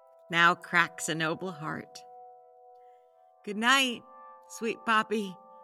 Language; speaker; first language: English; early bilingual, other home language; Spanish